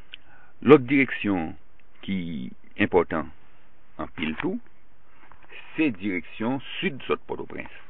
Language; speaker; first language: French; non-native, local second language; Haitian Creole